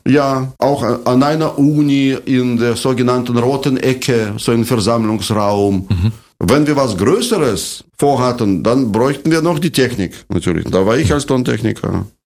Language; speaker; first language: German; non-native, fluent; Russian